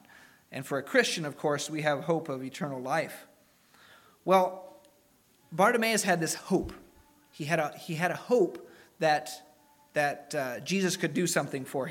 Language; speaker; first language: English; native; English